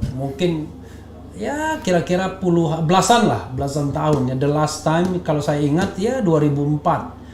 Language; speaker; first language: Indonesian; native; Indonesian